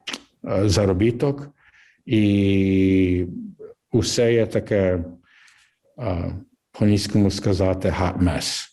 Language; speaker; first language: Ukrainian; early bilingual, heritage; English